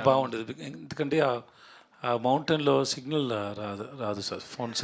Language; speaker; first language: Telugu; non-native, learner; Tamil